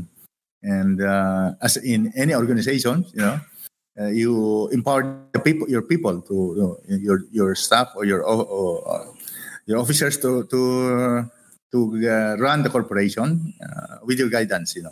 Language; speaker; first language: English; non-native, local second language; Hiligaynon